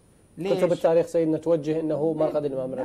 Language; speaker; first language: Arabic; native; Arabic